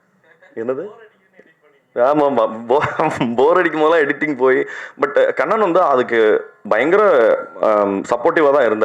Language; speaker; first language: Tamil; native; Tamil